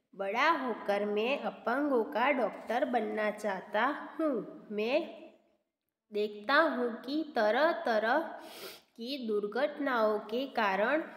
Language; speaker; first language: Hindi; non-native, local second language; Gujarati